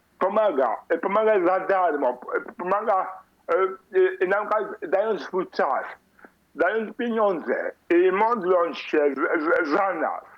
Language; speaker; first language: Polish; non-native, fluent; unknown